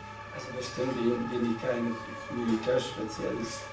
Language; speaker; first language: German; non-native, fluent; Polish